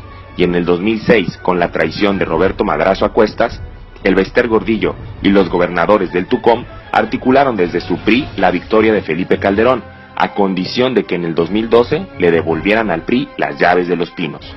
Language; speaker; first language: Spanish; native; Spanish